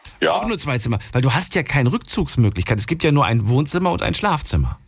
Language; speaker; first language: German; native; German